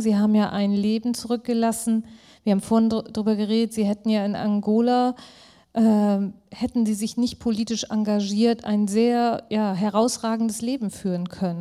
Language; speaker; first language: German; native; German